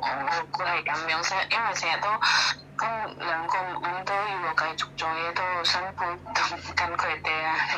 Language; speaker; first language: Cantonese; non-native, fluent; Javanese